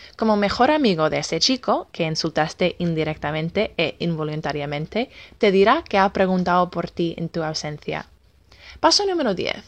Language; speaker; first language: Spanish; non-native, fluent; English